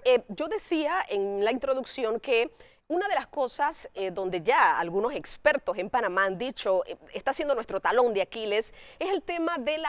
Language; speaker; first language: Spanish; native; Spanish